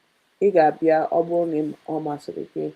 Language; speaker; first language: Igbo; non-native, learner; English